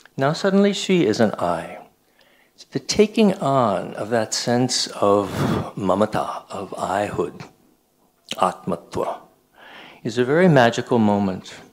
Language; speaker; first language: English; native; English